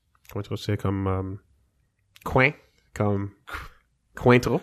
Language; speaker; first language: French; non-native, fluent; English